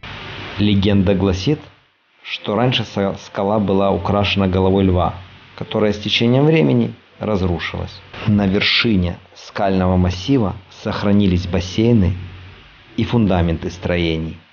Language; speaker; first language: Russian; native; Russian